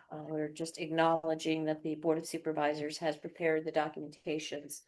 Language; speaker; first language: English; native; English